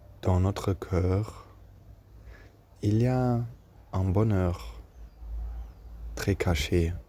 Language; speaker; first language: French; non-native, learner; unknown